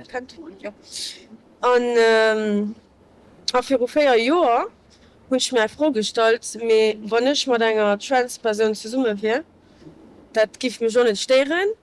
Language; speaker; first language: German; non-native, local second language; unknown